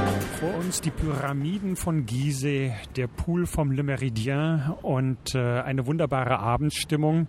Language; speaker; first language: German; native; German